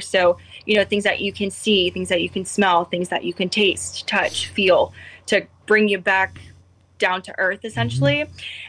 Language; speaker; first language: English; native; English